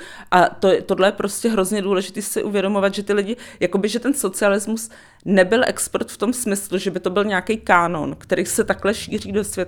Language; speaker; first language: Czech; native; Czech